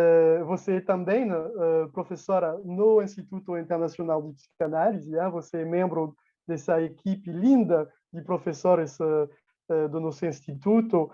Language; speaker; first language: Portuguese; non-native, fluent; French